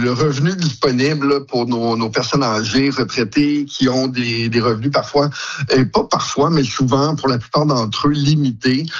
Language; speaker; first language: French; native; French